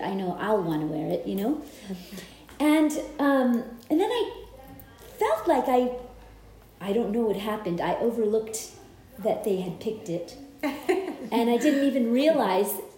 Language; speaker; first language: English; native; English